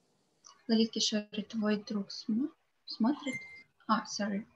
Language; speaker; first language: Russian; native; Russian